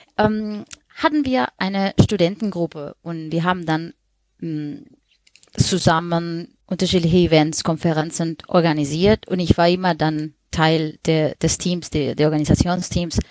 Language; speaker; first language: German; non-native, fluent; Spanish